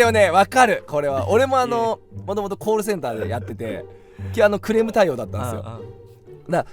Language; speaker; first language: Japanese; native; Japanese